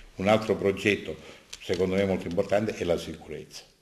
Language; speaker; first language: Italian; native; Italian